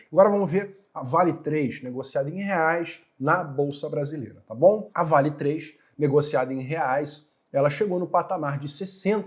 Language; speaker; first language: Portuguese; native; Portuguese